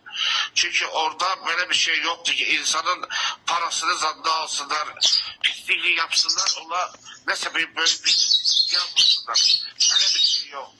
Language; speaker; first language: Turkish; non-native, learner; Azerbaijani